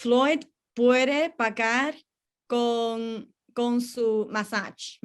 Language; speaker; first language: Spanish; non-native, learner; English